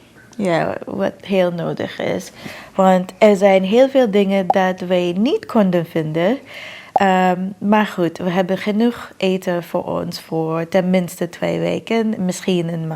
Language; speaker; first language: Dutch; non-native, fluent; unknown